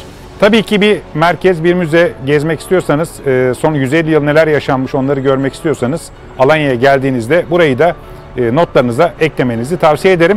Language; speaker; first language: Turkish; native; Turkish